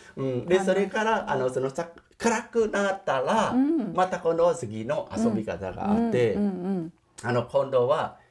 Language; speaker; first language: Japanese; non-native, fluent; Khmer